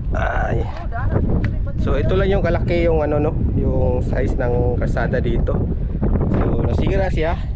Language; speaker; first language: Filipino; non-native, local second language; Cebuano